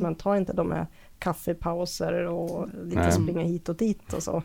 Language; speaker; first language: Swedish; non-native, fluent; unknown